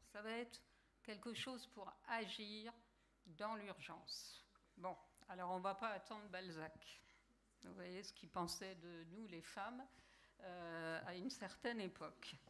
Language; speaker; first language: French; native; French